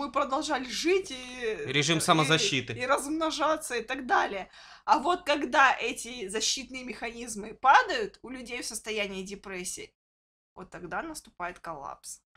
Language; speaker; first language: Russian; native; Russian